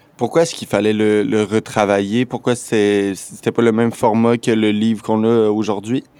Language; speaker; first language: French; native; French